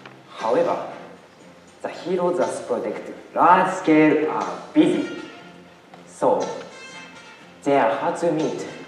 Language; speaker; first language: English; non-native, learner; Japanese